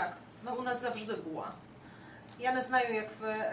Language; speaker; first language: Ukrainian; non-native, fluent; Polish